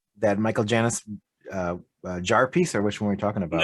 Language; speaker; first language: English; native; English